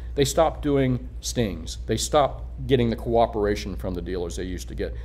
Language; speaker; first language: English; native; English